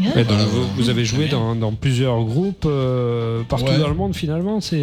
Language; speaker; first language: French; native; French